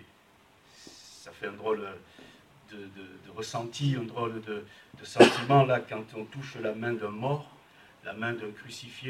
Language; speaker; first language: French; native; French